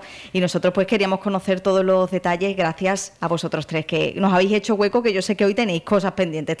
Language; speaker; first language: Spanish; native; Spanish